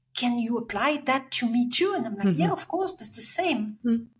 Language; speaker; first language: English; non-native, fluent; French